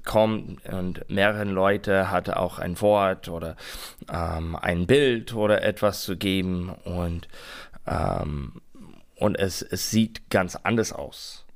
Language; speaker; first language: German; non-native, learner; English